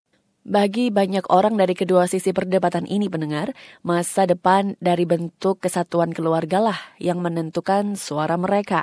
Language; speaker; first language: Indonesian; native; Indonesian